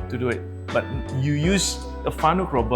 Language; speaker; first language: English; non-native, fluent; Indonesian